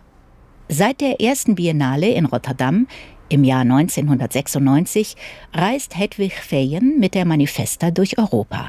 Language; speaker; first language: German; native; German